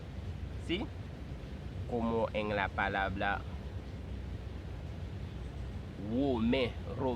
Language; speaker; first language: Spanish; non-native, fluent; Haitian Creole